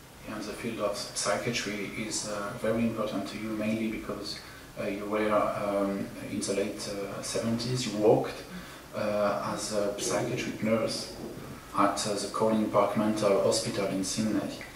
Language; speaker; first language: English; non-native, fluent; French